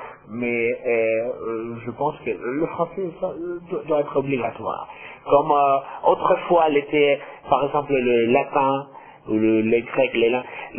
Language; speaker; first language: French; non-native, fluent; Spanish